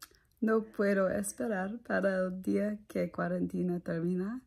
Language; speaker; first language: Spanish; non-native, learner; English